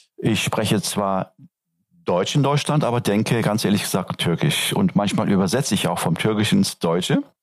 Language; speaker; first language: German; non-native, fluent; Turkish